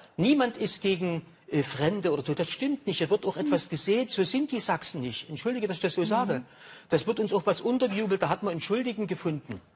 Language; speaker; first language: German; native; German